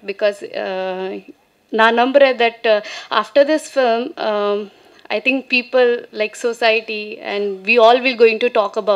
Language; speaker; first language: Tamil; non-native, fluent; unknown